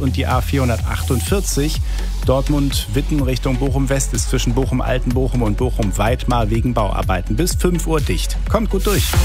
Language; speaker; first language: German; native; German